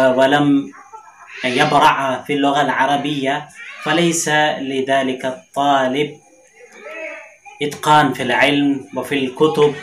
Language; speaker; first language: Arabic; non-native, fluent; Urdu